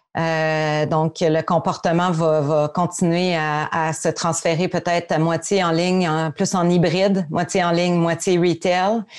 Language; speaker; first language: French; native; French